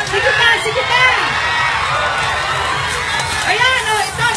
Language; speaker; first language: Filipino; native; Filipino